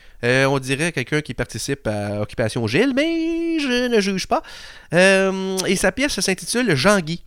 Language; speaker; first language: French; native; French